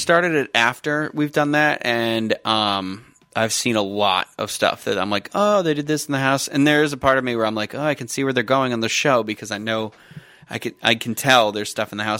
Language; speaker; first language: English; native; English